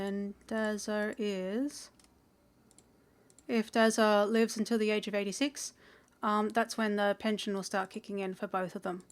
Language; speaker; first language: English; native; English